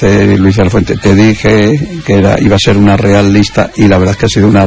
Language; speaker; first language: Spanish; native; Spanish